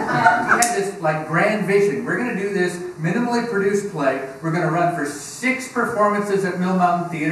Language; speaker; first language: English; native; English